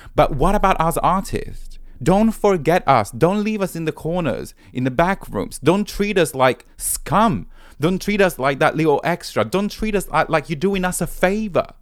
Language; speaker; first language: English; non-native, fluent; Italian